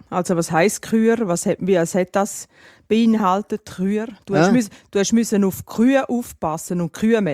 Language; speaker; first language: German; native; German